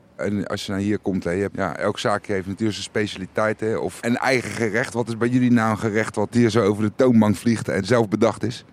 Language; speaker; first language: Dutch; native; Dutch